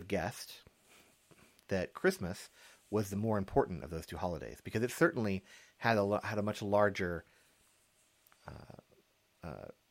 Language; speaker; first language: English; native; English